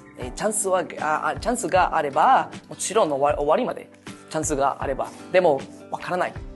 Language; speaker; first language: Japanese; non-native, learner; Spanish